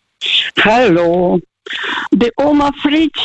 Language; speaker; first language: German; non-native, fluent; Russian